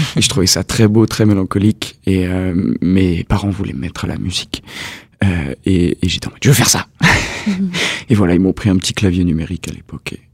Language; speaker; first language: French; native; French